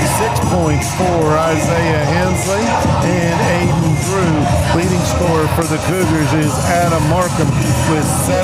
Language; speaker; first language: English; native; English